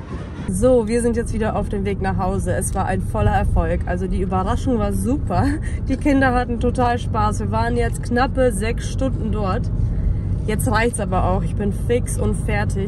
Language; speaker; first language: German; native; German